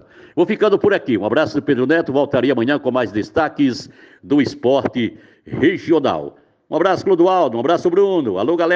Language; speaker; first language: Portuguese; native; Portuguese